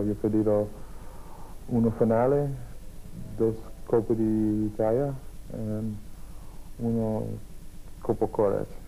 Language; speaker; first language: Spanish; non-native, learner; English